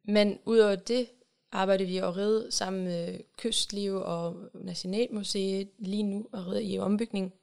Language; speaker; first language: Danish; non-native, fluent; German